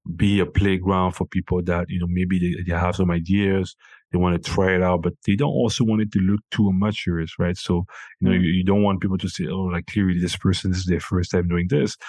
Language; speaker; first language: English; non-native, local second language; French